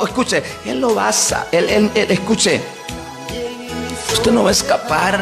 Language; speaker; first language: Spanish; native; Spanish